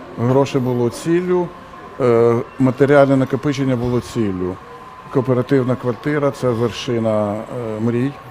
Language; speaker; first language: Ukrainian; non-native, local second language; Russian